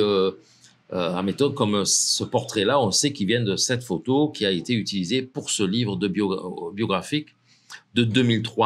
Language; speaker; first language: French; native; French